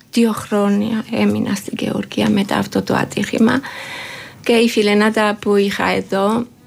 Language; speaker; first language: Greek; non-native, learner; Georgian